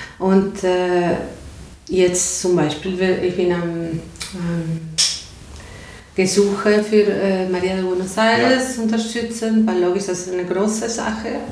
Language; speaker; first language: German; non-native, learner; Spanish